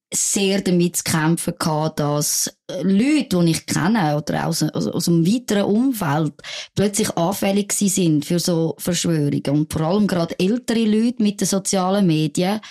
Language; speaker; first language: German; non-native, fluent; French